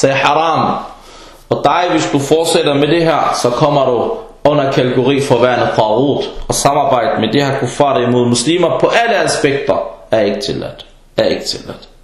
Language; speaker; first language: Danish; early bilingual, other home language; Arabic